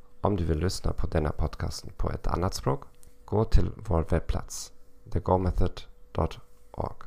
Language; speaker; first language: Swedish; non-native, learner; German